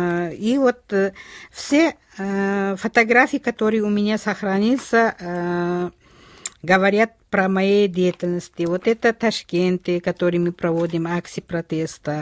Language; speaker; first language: Russian; non-native, local second language; Uzbek